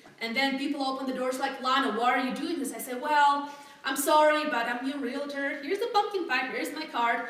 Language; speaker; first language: English; non-native, fluent; Russian